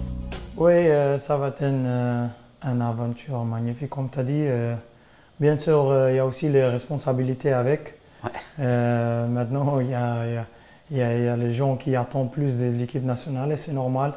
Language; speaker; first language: French; non-native, fluent; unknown